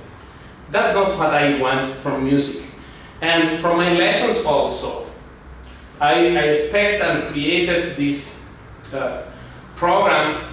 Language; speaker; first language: English; non-native, fluent; Spanish